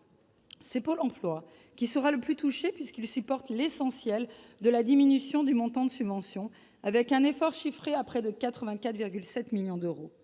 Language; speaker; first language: French; native; French